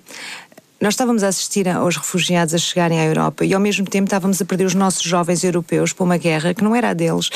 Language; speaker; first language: Portuguese; native; Portuguese